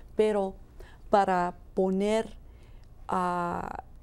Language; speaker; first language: Spanish; early bilingual, heritage; Spanish